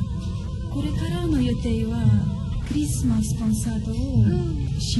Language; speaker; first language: Japanese; non-native, learner; Ukrainian